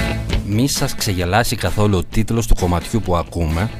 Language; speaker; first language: Greek; native; Greek